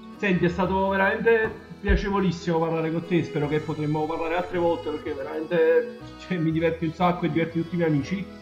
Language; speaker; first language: Italian; native; Italian